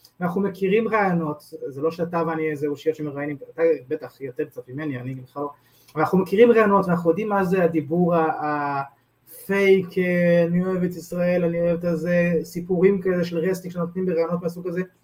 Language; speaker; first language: Hebrew; native; Hebrew